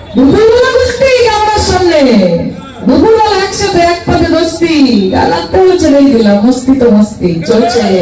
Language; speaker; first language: Bangla; native; Bangla